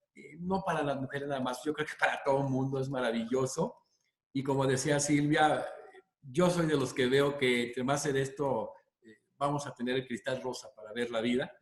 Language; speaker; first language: Spanish; native; Spanish